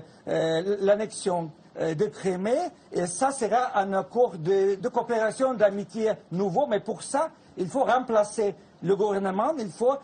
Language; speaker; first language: French; non-native, fluent; Russian